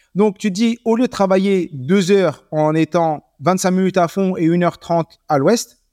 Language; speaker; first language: French; native; French